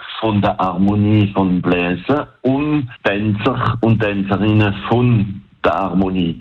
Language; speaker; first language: German; non-native, local second language; French